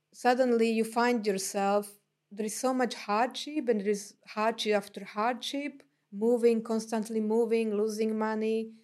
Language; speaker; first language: English; non-native, fluent; Slovak